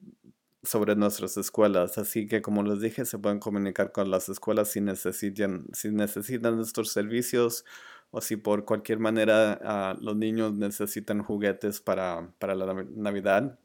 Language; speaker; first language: Spanish; early bilingual, other home language; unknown